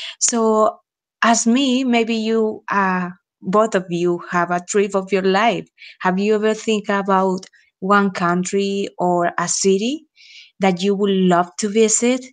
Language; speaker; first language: English; non-native, fluent; Spanish